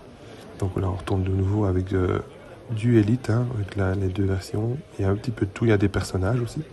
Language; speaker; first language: French; native; French